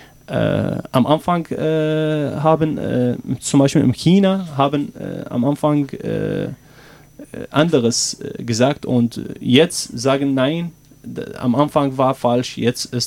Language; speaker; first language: German; non-native, learner; Arabic